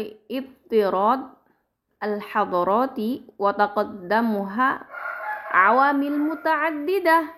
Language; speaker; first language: Arabic; non-native, fluent; Indonesian